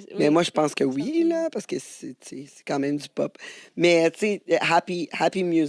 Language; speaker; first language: French; native; French